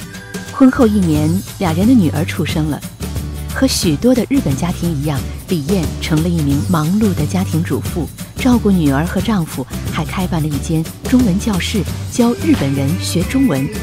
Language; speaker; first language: Chinese; native; Chinese